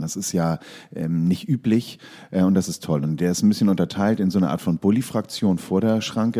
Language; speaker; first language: German; native; German